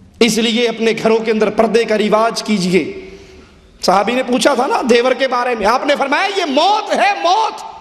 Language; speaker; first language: Urdu; non-native, local second language; Punjabi